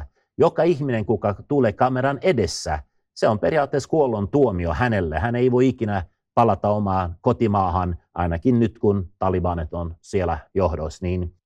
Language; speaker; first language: Finnish; non-native, fluent; Swedish